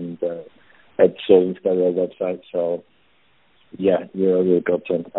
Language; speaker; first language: English; native; English